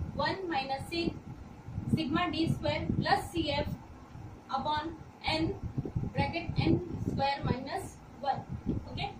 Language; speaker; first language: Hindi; non-native, local second language; Gujarati